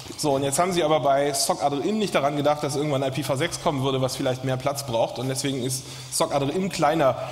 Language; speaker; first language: German; native; German